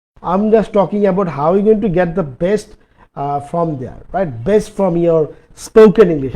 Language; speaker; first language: English; non-native, local second language; Bangla